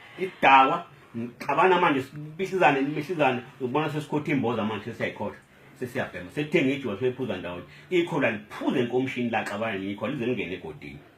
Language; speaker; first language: Zulu; native; Zulu